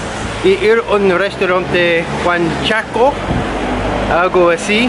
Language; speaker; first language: Spanish; non-native, learner; English